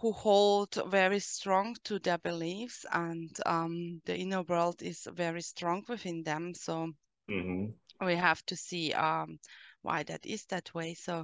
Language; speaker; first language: English; non-native, fluent; German